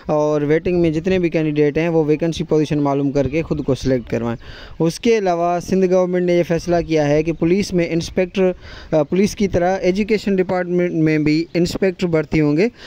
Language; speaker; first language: Urdu; non-native, local second language; Sindhi